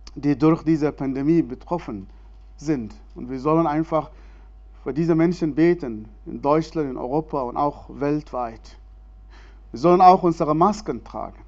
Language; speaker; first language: German; non-native, fluent; Arabic